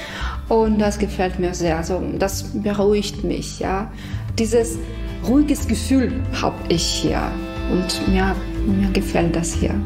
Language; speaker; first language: German; non-native, fluent; Ukrainian